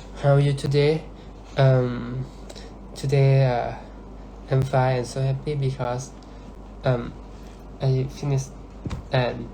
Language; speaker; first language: English; non-native, learner; Thai